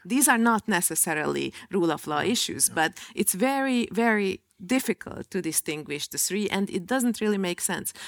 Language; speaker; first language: English; non-native, fluent; Hungarian